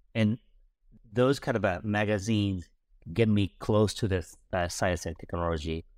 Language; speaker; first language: English; non-native, fluent; Japanese